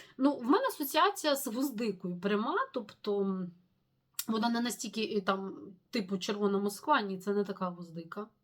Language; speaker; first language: Ukrainian; non-native, local second language; Russian